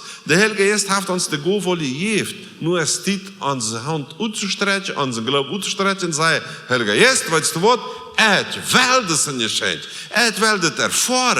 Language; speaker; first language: German; non-native, learner; Plautdietsch